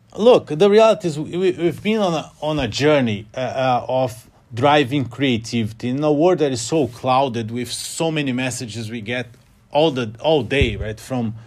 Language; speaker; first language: English; non-native, fluent; Portuguese